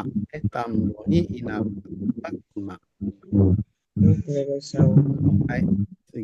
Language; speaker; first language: Japanese; non-native, fluent; Indonesian